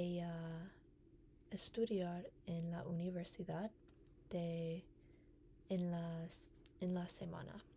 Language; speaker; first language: Spanish; non-native, learner; English